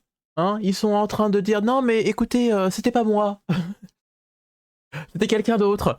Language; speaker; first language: French; native; French